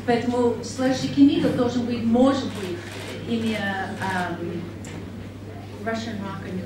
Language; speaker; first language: Russian; non-native, learner; English